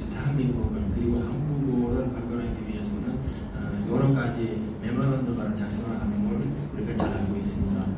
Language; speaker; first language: Korean; non-native, fluent; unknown